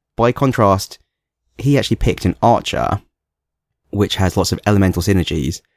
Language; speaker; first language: English; native; English